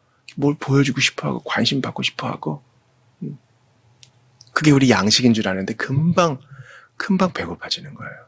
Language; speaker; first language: Korean; native; Korean